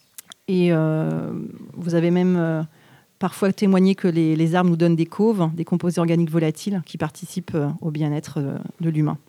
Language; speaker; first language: French; native; French